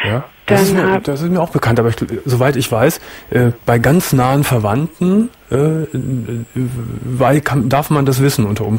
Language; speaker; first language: German; native; German